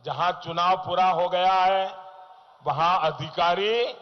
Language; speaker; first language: Hindi; non-native, local second language; Gujarati